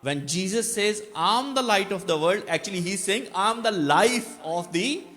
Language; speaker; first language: English; non-native, local second language; Urdu